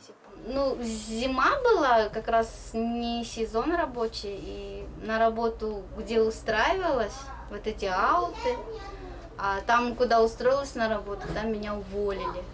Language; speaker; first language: Russian; native; Russian